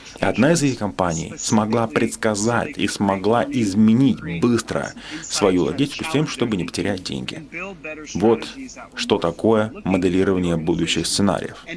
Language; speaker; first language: Russian; non-native, fluent; English